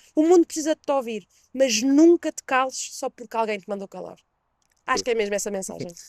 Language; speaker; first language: Portuguese; native; Portuguese